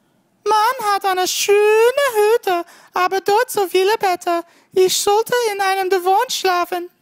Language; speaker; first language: German; non-native, learner; English